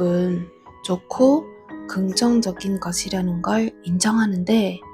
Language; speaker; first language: Korean; non-native, fluent; Vietnamese